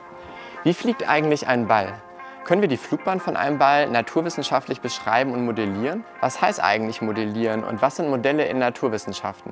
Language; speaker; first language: German; native; German